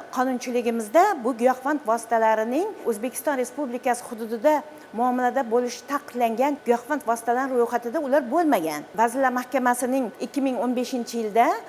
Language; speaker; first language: Uzbek; native; Uzbek